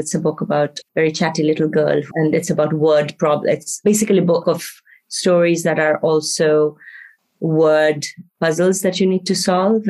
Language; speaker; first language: English; non-native, local second language; Bangla